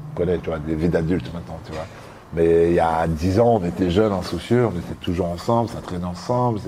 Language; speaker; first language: French; native; French